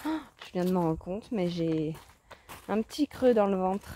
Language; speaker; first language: French; native; French